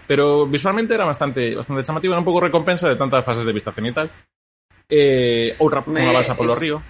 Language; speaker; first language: Galician; non-native, local second language; Spanish